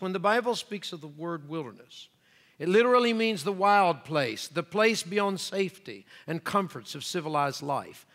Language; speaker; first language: English; native; English